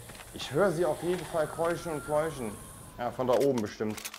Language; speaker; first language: German; native; German